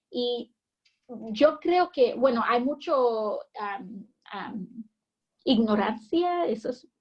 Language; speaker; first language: Spanish; early bilingual, heritage; English